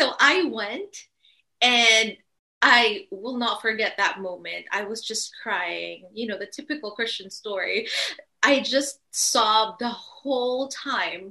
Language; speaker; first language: English; non-native, local second language; Filipino